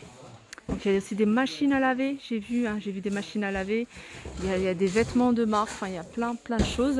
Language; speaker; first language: French; native; French